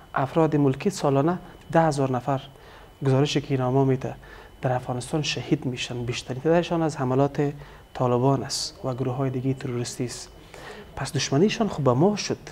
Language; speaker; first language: Persian; native; Persian